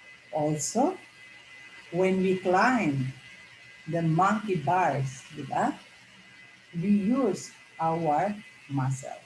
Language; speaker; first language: English; non-native, local second language; Filipino